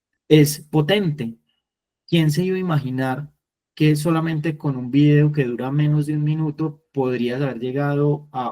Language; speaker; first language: Spanish; native; Spanish